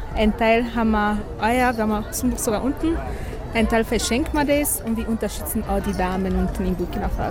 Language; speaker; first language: German; non-native, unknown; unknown